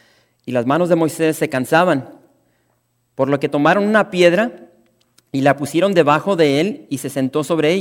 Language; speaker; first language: Spanish; native; Spanish